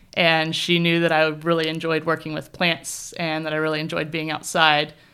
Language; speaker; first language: English; native; English